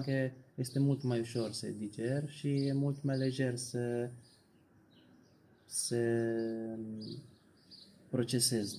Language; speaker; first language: Romanian; non-native, learner; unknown